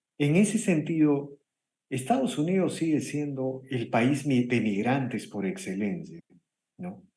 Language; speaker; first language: Spanish; native; Spanish